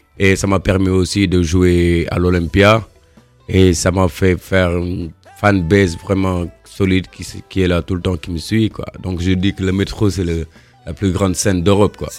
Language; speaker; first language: French; non-native, local second language; Wolof